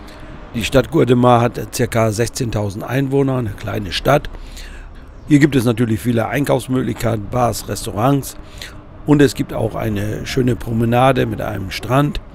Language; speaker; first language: German; native; German